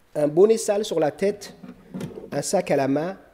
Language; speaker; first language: French; non-native, local second language; Somali